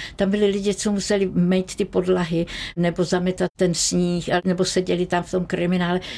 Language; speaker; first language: Czech; native; Czech